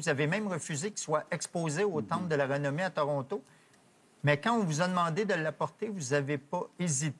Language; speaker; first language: French; native; French